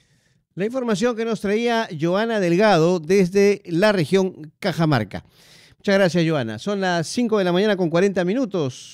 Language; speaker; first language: Spanish; native; Spanish